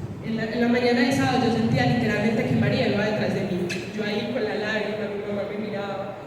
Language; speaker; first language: Spanish; native; Spanish